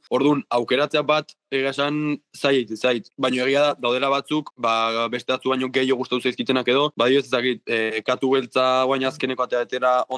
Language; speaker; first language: Basque; native; Basque